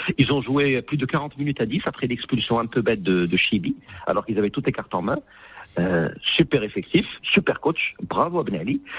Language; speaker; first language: French; non-native, local second language; Arabic